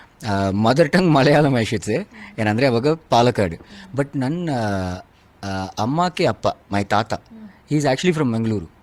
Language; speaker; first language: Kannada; non-native, learner; Malayalam